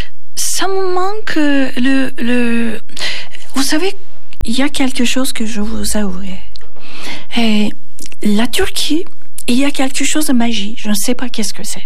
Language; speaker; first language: French; non-native, learner; Turkish